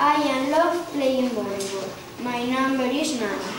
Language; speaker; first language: English; non-native, learner; Spanish